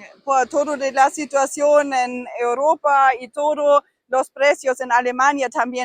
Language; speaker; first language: Spanish; non-native, fluent; German